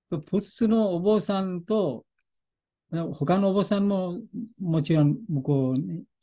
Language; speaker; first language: Japanese; non-native, fluent; Bangla